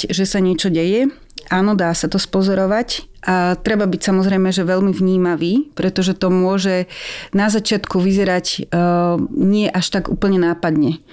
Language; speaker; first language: Slovak; native; Slovak